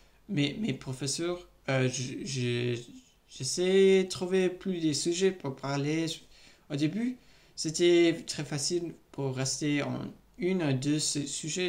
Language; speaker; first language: French; non-native, learner; English